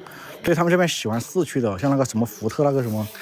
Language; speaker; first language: Chinese; native; Chinese